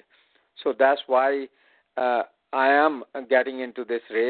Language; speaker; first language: English; non-native, local second language; Punjabi